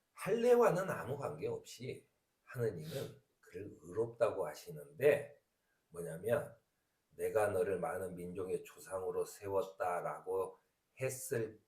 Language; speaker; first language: Korean; native; Korean